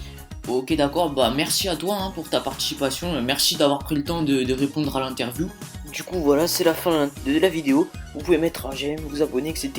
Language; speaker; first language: French; native; French